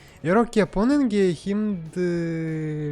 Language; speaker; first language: Korean; non-native, learner; Russian